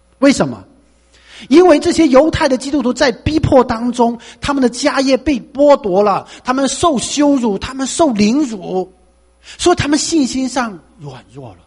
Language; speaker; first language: Chinese; non-native, local second language; Cantonese